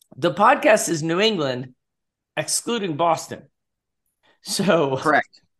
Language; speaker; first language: English; native; English